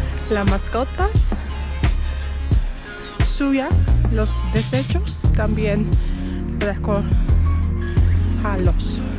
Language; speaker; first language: Spanish; non-native, learner; English